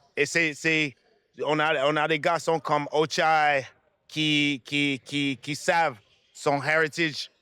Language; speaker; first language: French; non-native, fluent; English